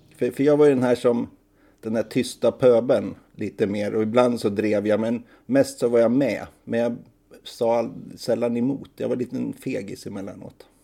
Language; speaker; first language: Swedish; native; Swedish